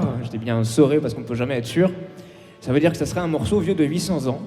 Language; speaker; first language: French; native; French